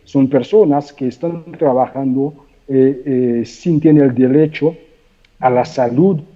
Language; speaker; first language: Spanish; non-native, fluent; Haitian Creole